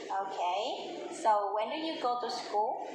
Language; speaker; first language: English; non-native, fluent; Vietnamese